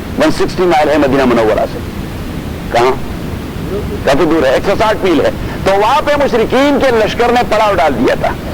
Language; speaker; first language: Urdu; non-native, local second language; Pashto